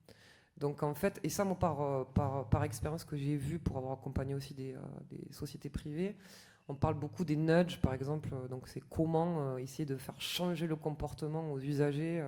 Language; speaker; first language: French; native; French